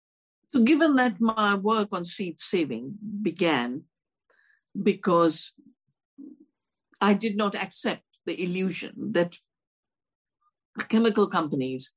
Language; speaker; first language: English; non-native, local second language; Hindi